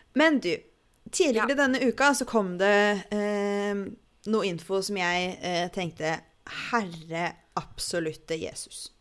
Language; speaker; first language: Norwegian; native; Norwegian